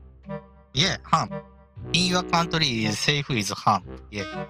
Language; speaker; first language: English; non-native, learner; Japanese